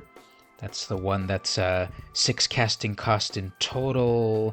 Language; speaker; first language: English; native; English